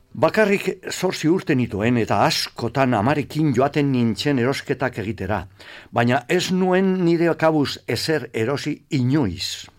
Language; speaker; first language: Basque; non-native, local second language; Spanish